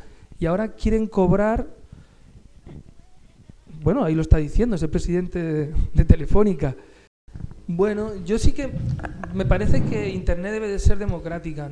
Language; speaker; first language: Spanish; native; Spanish